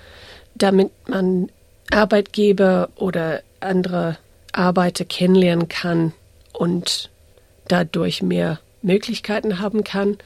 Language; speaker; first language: German; non-native, fluent; English